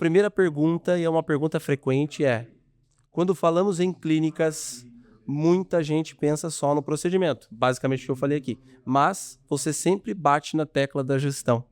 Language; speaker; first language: Portuguese; native; Portuguese